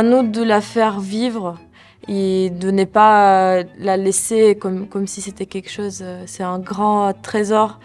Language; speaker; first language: French; non-native, fluent; Ukrainian